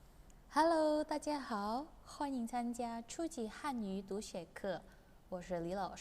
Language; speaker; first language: Chinese; non-native, fluent; Indonesian